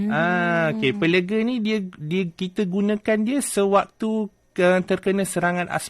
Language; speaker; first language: Malay; native; Malay